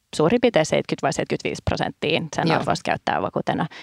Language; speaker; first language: Finnish; early bilingual, heritage; Finnish